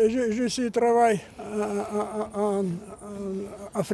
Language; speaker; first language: French; non-native, learner; Russian